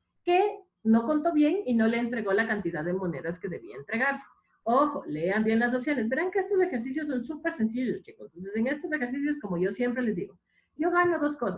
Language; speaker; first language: Spanish; native; Spanish